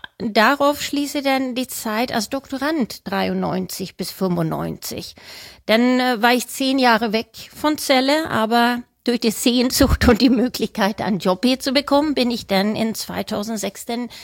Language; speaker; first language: German; non-native, fluent; Swedish